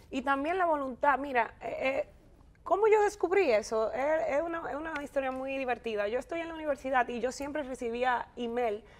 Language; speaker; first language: Spanish; native; Spanish